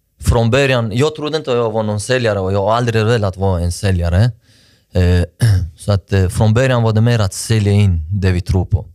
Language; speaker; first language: Swedish; early bilingual, other home language; Persian